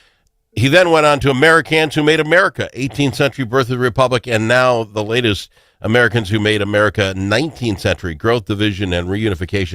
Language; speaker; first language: English; native; English